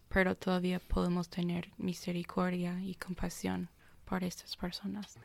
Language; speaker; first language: Spanish; non-native, fluent; English